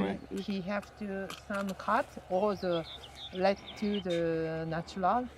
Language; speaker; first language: English; non-native, learner; Japanese